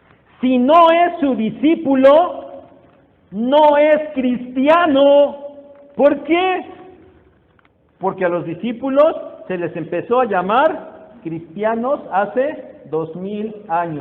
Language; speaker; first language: Spanish; native; Spanish